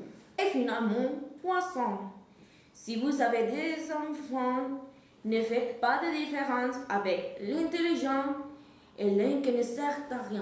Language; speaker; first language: French; non-native, learner; Spanish